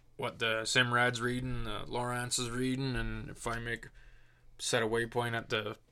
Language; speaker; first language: English; native; English